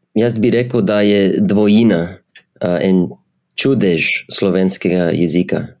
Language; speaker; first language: Slovenian; non-native, fluent; English